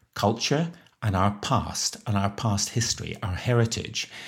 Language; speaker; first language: English; native; English